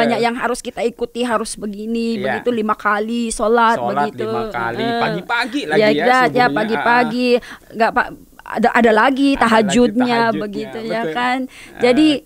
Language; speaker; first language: Indonesian; non-native, learner; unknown